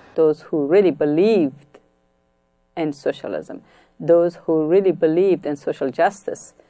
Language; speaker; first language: English; non-native, fluent; Persian